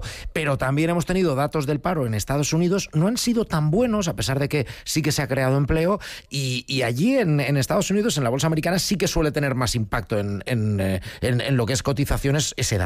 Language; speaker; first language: Spanish; native; Spanish